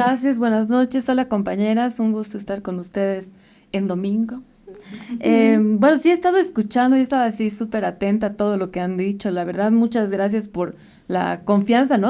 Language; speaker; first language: Spanish; native; Spanish